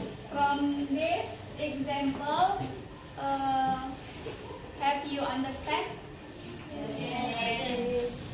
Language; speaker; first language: English; non-native, learner; Indonesian